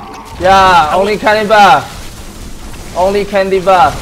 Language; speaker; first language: English; non-native, learner; Chinese